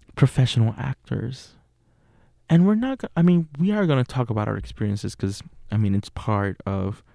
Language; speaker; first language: English; non-native, fluent; Spanish